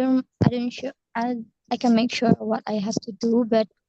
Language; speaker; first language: English; non-native, learner; Indonesian